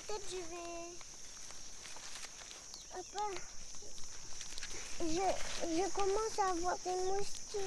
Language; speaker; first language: French; early bilingual, heritage; French